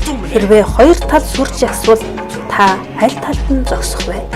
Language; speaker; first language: Mongolian; native; Mongolian